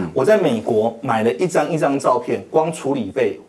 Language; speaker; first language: Chinese; native; Chinese